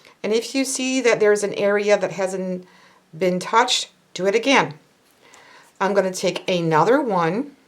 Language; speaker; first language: English; non-native, fluent; French